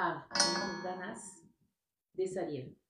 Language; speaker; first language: Spanish; non-native, learner; French